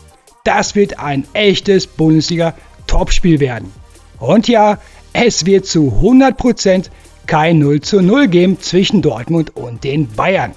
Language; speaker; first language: German; native; German